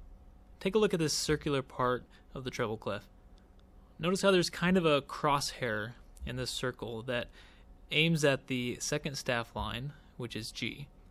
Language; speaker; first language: English; native; English